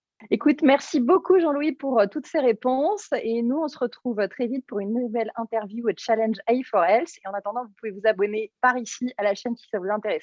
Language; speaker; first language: French; native; French